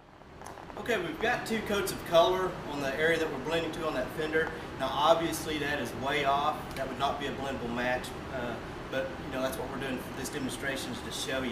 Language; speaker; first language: English; native; English